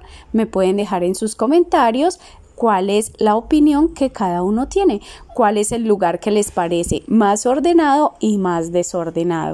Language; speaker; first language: Spanish; native; Spanish